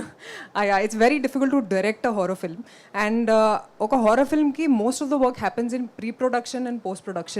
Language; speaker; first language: Telugu; non-native, fluent; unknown